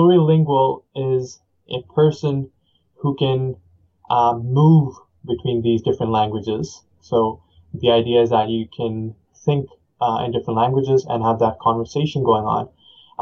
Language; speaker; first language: English; non-native, local second language; Punjabi